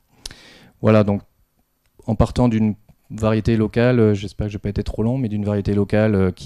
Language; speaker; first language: French; native; French